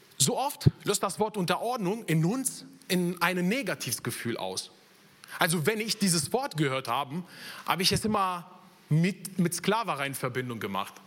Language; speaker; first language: German; non-native, fluent; Italian